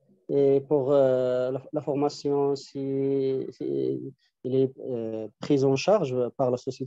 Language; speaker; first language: French; non-native, learner; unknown